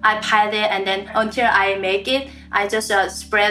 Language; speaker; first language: English; non-native, learner; Korean